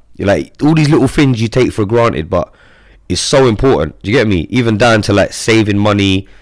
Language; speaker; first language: English; native; English